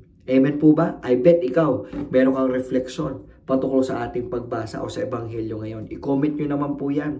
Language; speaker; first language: Filipino; native; Filipino